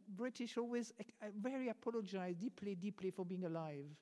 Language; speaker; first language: English; non-native, fluent; French